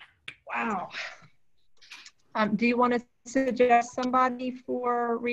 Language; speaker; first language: English; native; English